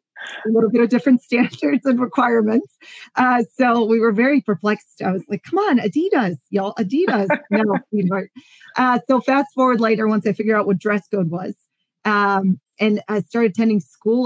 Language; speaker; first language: English; non-native, fluent; Polish